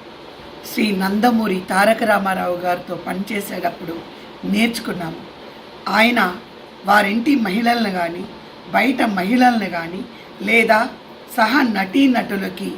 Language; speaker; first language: Telugu; native; Telugu